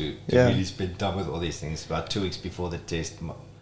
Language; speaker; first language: English; non-native, local second language; Afrikaans